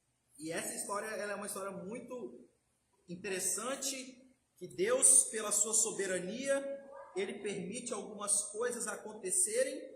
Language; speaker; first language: Portuguese; native; Portuguese